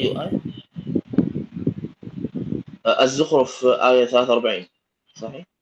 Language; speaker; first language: Arabic; non-native, fluent; Indonesian